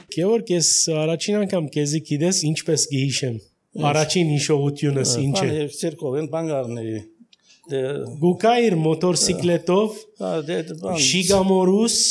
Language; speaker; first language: Armenian; native; Armenian